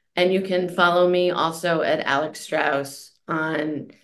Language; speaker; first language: English; native; English